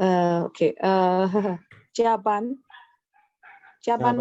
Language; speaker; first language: Chinese; non-native, learner; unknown